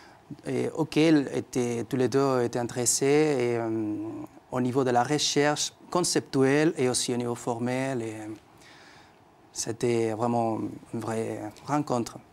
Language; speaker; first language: French; non-native, fluent; Spanish